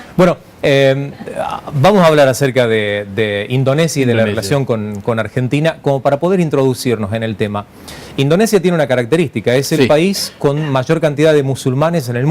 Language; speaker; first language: Spanish; native; Spanish